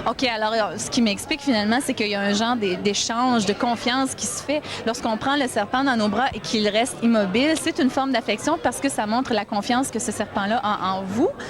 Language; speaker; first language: French; native; French